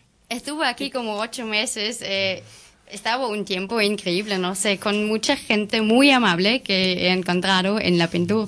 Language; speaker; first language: Spanish; non-native, learner; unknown